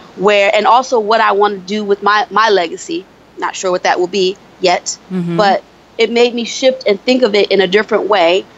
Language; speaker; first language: English; native; English